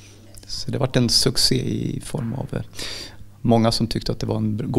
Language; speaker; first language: Swedish; native; Swedish